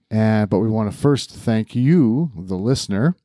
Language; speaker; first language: English; native; English